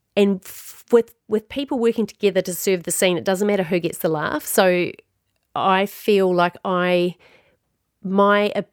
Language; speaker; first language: English; native; English